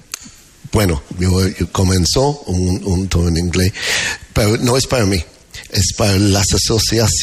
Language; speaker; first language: Spanish; non-native, learner; English